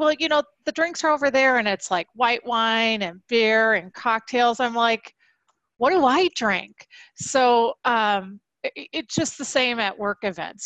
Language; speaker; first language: English; native; English